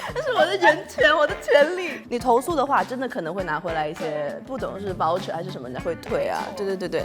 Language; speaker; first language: Chinese; native; Chinese